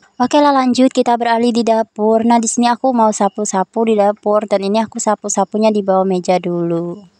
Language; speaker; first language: Indonesian; non-native, local second language; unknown